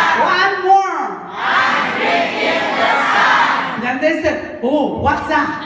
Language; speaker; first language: English; non-native, learner; Japanese